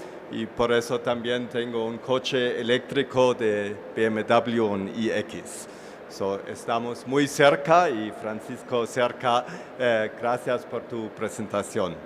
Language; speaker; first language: Spanish; non-native, fluent; German